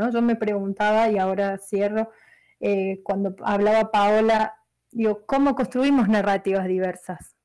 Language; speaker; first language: Spanish; native; Spanish